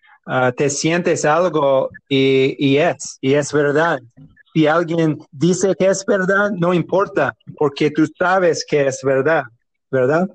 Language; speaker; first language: Spanish; non-native, learner; English